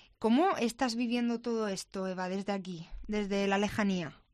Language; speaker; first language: Spanish; native; Spanish